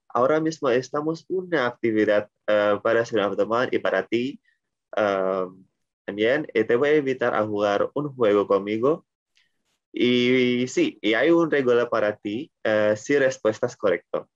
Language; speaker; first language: Spanish; non-native, learner; Indonesian